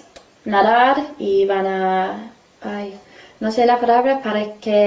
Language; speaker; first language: Spanish; non-native, fluent; English